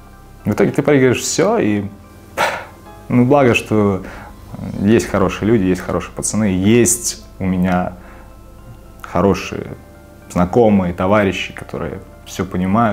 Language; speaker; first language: Russian; native; Russian